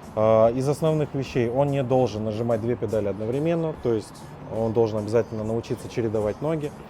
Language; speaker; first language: Russian; native; Russian